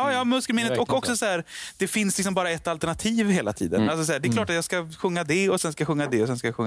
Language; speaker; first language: Swedish; native; Swedish